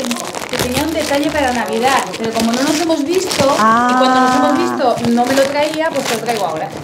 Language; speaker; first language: Spanish; native; Spanish